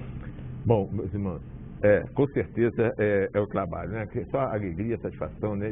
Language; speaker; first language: Portuguese; native; Portuguese